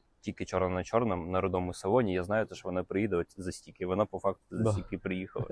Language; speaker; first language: Ukrainian; native; Ukrainian